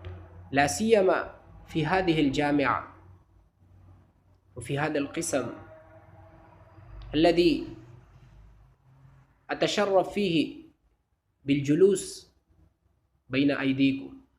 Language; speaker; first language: Arabic; non-native, fluent; Urdu